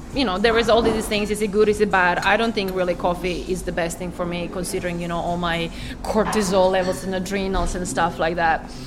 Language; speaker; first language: English; non-native, fluent; Croatian